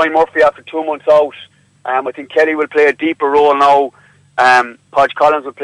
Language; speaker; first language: English; native; English